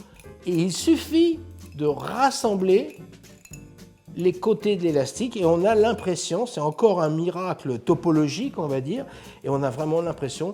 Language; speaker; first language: French; native; French